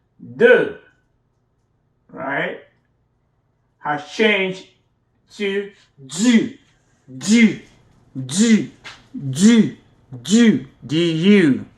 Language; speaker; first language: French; non-native, fluent; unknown